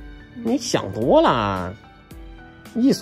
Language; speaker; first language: Chinese; native; Chinese